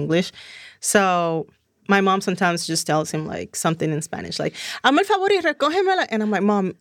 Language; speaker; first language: English; non-native, fluent; Spanish